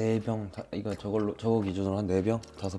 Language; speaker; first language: Korean; native; Korean